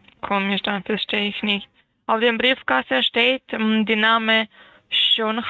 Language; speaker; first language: German; non-native, learner; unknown